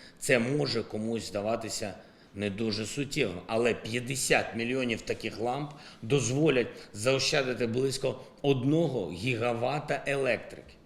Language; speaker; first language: Ukrainian; non-native, local second language; Russian